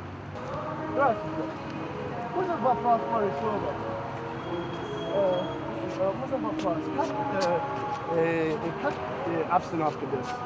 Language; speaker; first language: Russian; non-native, learner; English